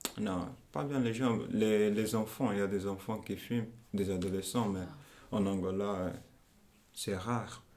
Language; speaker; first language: French; non-native, fluent; Portuguese